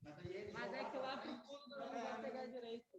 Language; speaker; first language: Portuguese; native; Portuguese